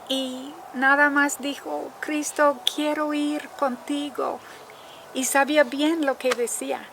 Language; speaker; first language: Spanish; non-native, fluent; English